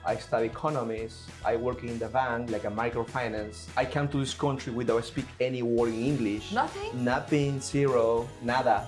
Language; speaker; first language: English; non-native, learner; Spanish